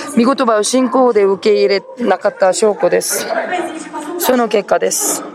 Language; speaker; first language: Japanese; non-native, fluent; Korean